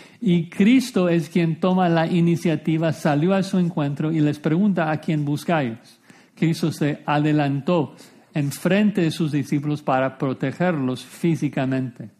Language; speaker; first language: Spanish; non-native, fluent; English